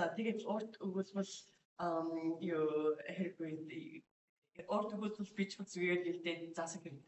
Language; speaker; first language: Mongolian; non-native, learner; English